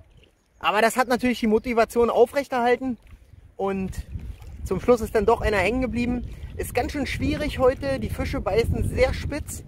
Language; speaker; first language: German; native; German